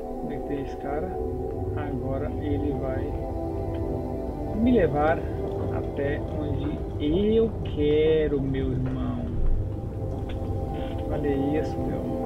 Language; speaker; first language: Portuguese; native; Portuguese